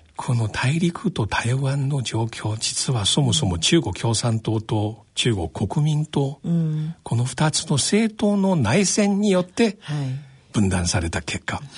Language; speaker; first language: Japanese; non-native, fluent; Chinese